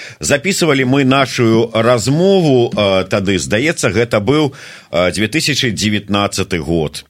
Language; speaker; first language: Belarusian; native; Belarusian